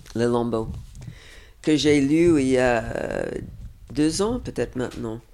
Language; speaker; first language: French; non-native, fluent; English